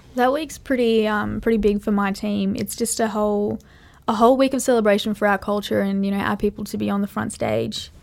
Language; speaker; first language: English; native; English